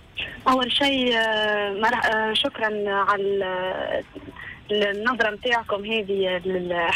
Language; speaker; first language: Arabic; native; Arabic